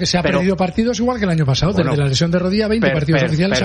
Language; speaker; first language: Spanish; native; Spanish